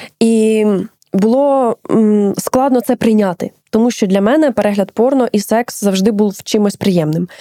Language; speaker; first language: Ukrainian; native; Ukrainian